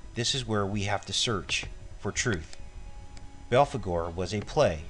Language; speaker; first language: English; native; English